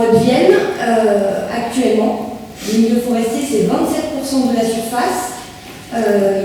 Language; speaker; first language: French; native; French